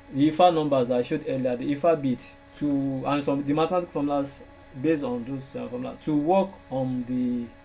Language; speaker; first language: English; non-native, local second language; Yoruba